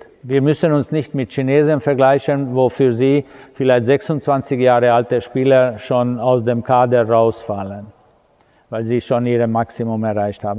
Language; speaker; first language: German; non-native, fluent; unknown